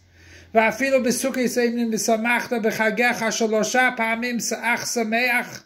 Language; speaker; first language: Hebrew; non-native, fluent; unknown